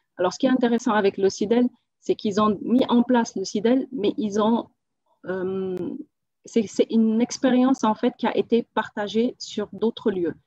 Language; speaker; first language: French; non-native, local second language; Wolof